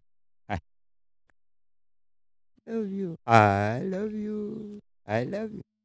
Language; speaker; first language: English; non-native, learner; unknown